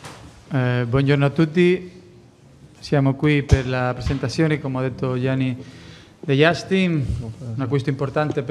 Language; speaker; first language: Italian; non-native, fluent; Spanish